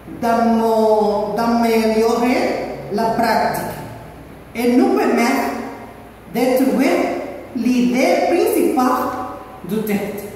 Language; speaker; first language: French; non-native, learner; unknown